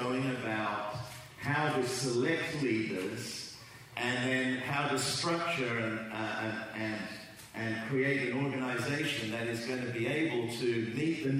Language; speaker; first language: English; native; English